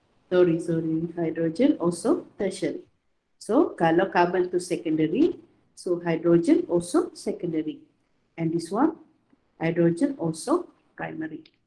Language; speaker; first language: English; non-native, local second language; Malay